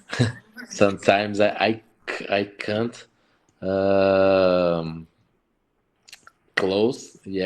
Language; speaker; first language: English; non-native, learner; Portuguese